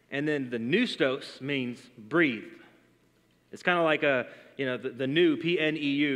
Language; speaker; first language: English; native; English